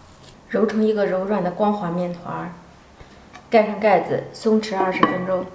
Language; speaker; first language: Chinese; native; Chinese